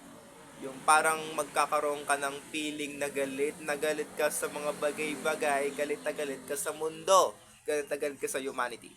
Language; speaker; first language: Filipino; native; Filipino